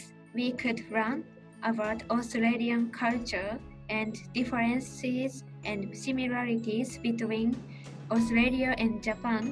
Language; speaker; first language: English; non-native, learner; Japanese